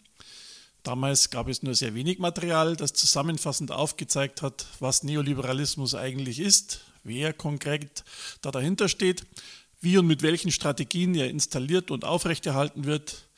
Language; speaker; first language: German; native; German